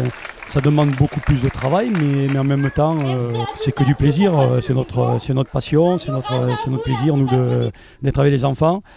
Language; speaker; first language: French; native; French